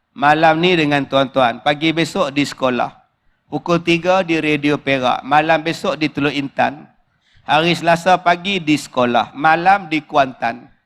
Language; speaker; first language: Malay; native; Malay